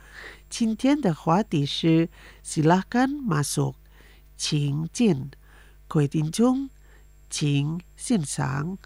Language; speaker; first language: Chinese; early bilingual, heritage; Chinese